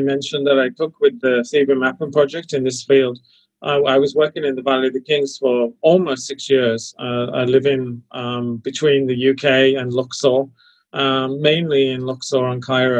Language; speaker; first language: English; native; English